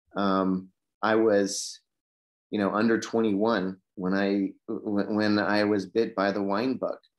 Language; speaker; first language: English; native; English